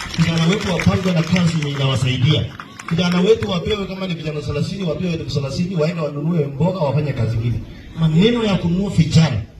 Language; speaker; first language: Swahili; non-native, local second language; Kalenjin